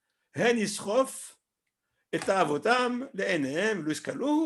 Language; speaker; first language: Hebrew; non-native, fluent; French